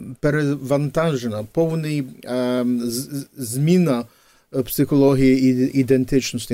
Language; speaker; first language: Ukrainian; early bilingual, heritage; English